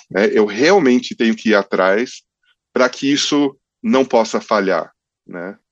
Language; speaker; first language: Portuguese; early bilingual, other home language; English